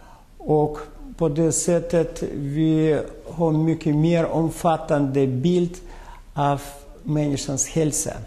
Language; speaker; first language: Swedish; non-native, fluent; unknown